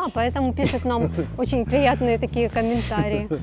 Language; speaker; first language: Russian; native; Russian